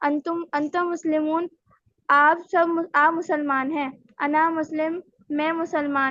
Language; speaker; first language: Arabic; non-native, learner; Urdu